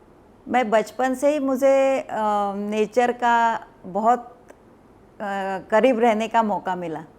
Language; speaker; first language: Hindi; non-native, local second language; Marathi